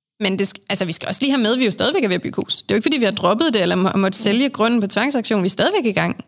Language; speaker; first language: Danish; native; Danish